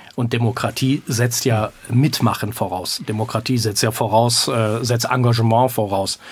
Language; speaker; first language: German; early bilingual, other home language; Persian